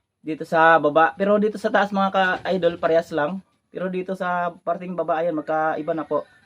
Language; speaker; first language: Filipino; non-native, local second language; Bikol